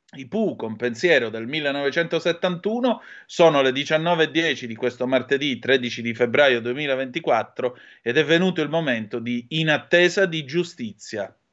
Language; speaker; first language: Italian; native; Italian